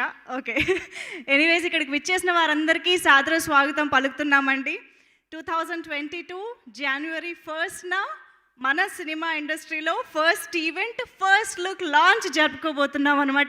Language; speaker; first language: Telugu; native; Telugu